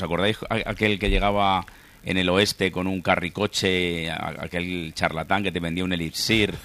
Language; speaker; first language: Spanish; native; Spanish